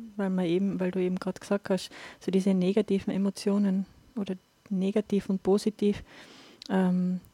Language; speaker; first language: German; native; German